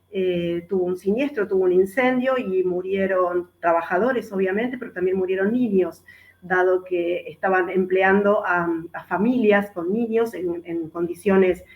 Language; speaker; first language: Spanish; native; Spanish